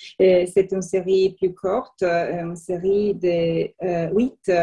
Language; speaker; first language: French; non-native, learner; Italian